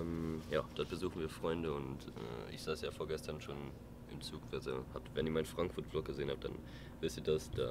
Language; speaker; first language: German; native; German